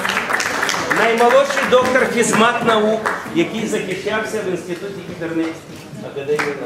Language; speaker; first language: Ukrainian; native; Ukrainian